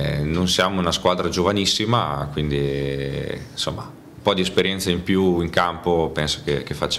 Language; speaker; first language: Italian; native; Italian